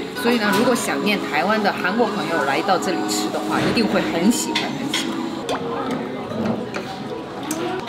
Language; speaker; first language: Chinese; non-native, fluent; Korean